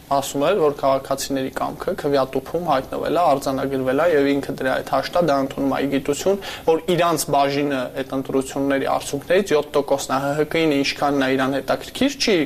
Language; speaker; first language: Armenian; native; Armenian